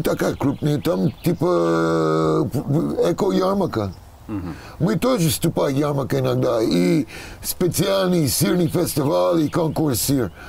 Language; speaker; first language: Russian; non-native, learner; English